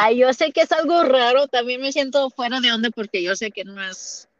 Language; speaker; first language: Spanish; early bilingual, heritage; Spanish